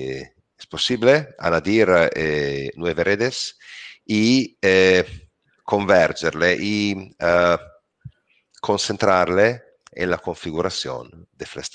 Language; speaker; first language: Spanish; non-native, learner; Italian